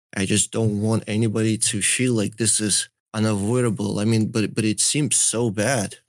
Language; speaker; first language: English; early bilingual, other home language; Russian